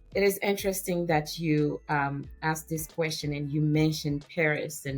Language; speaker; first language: English; non-native, fluent; French